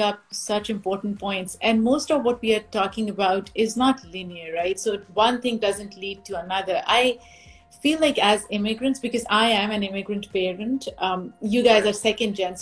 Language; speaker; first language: English; non-native, local second language; Urdu